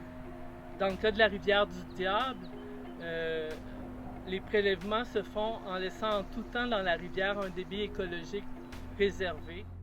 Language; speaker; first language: French; native; French